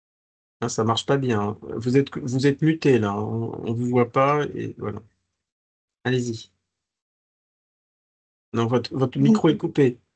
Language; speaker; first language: French; native; French